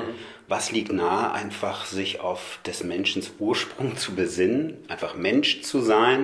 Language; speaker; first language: German; native; German